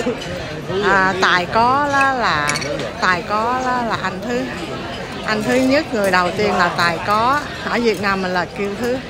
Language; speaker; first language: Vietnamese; early bilingual, heritage; Cantonese